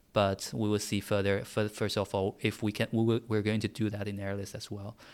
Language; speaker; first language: English; non-native, fluent; Chinese